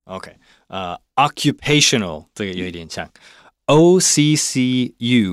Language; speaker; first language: Chinese; non-native, learner; English